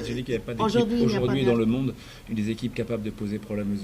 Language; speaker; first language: French; native; French